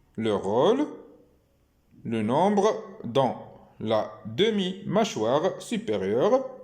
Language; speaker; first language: French; non-native, local second language; Arabic